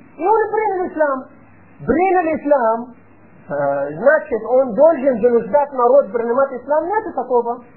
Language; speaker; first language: Russian; non-native, fluent; Arabic